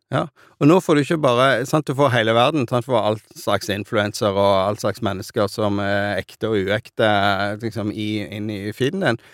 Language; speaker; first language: Norwegian; native; Norwegian